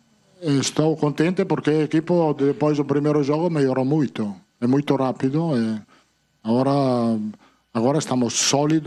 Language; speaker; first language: Portuguese; non-native, learner; Italian